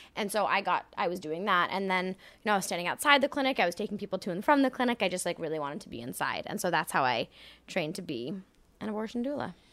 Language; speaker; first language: English; early bilingual, other home language; French